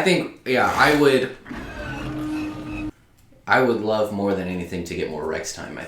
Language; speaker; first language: English; native; English